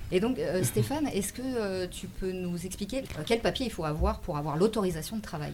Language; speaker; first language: French; native; French